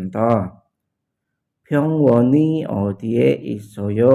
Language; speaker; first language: Korean; non-native, learner; Indonesian